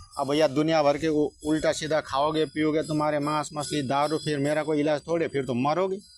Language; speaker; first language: Hindi; native; Hindi